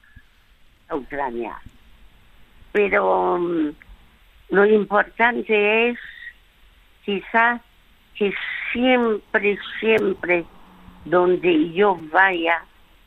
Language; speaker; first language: Spanish; early bilingual, other home language; French